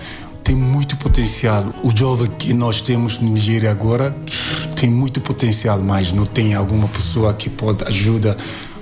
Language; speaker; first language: Portuguese; non-native, learner; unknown